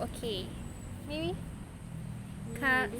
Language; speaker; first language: English; non-native, learner; Indonesian